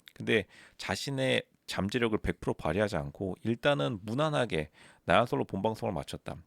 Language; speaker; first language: Korean; native; Korean